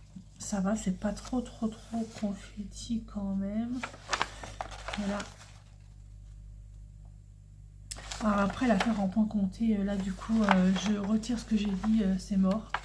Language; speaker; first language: French; native; French